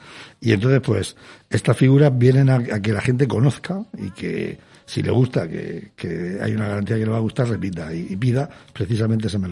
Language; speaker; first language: Spanish; native; Spanish